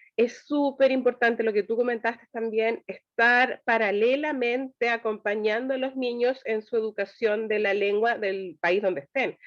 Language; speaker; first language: Spanish; native; Spanish